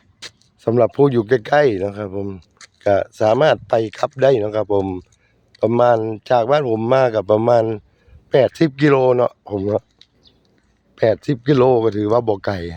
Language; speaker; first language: Thai; non-native, local second language; Northeastern Thai